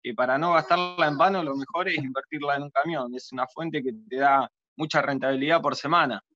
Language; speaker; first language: Spanish; native; Spanish